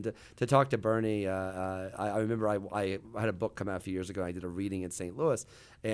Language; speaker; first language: English; native; English